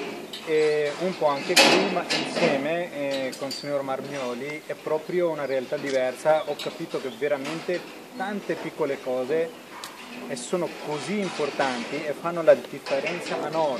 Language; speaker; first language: Italian; non-native, fluent; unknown